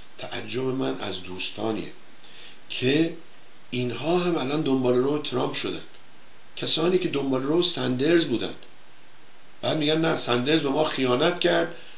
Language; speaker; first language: Persian; native; Persian